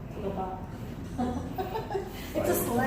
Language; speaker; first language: English; non-native, learner; Korean